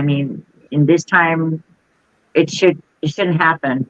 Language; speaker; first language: English; non-native, fluent; Khmer